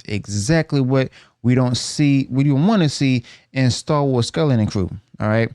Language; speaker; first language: English; native; English